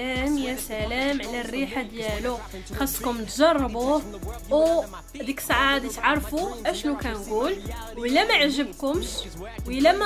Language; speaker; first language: Arabic; native; Arabic